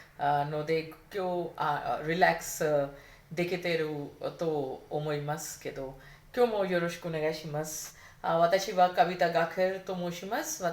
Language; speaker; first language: Japanese; non-native, fluent; Hindi